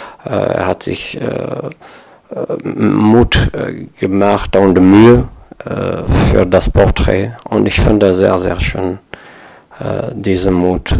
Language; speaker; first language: German; non-native, learner; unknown